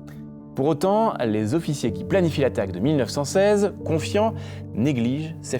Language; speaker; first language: French; native; French